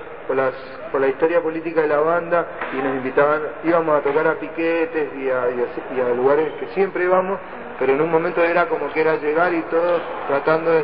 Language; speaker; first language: Spanish; native; Spanish